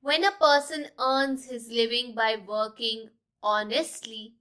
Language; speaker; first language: English; non-native, local second language; Punjabi